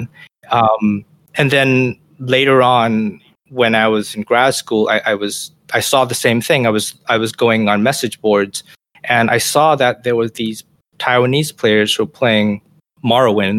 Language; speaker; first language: English; non-native, local second language; Chinese